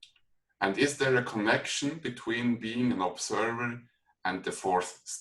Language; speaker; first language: English; non-native, fluent; German